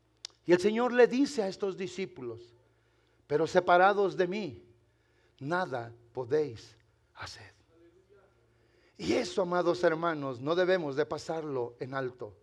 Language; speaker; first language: Spanish; native; Spanish